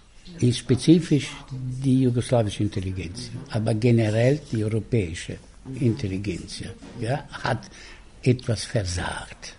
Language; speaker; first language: German; non-native, fluent; Italian